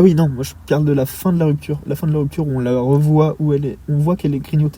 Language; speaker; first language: French; native; French